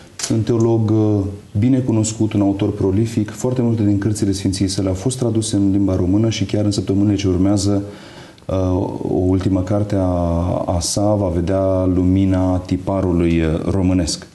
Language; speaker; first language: Romanian; native; Romanian